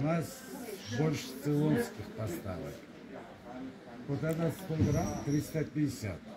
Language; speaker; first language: Russian; non-native, local second language; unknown